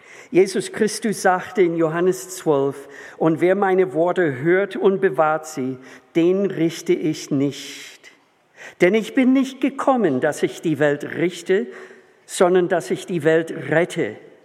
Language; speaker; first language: German; non-native, fluent; English